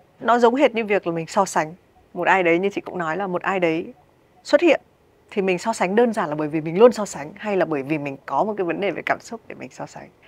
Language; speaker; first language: Vietnamese; native; Vietnamese